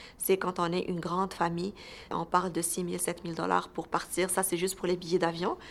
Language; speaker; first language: French; non-native, local second language; Arabic